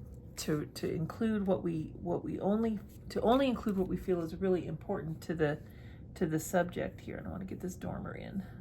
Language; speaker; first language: English; native; English